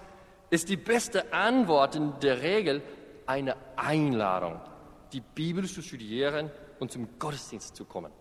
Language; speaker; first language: German; non-native, fluent; English